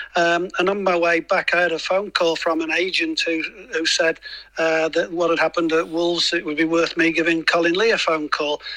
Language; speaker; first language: English; native; English